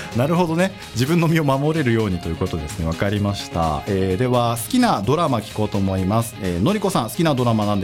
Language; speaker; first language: Japanese; native; Japanese